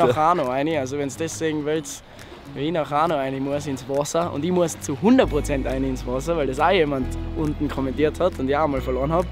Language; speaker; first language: German; native; German